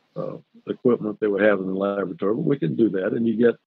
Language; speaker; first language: English; native; English